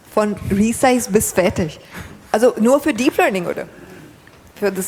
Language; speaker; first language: German; non-native, fluent; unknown